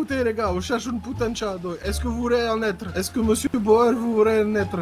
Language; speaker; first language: French; native; French